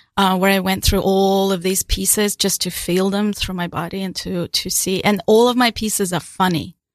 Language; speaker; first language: English; non-native, fluent; Russian